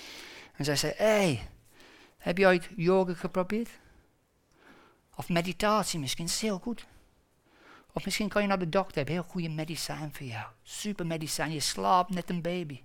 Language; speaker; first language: Dutch; non-native, fluent; English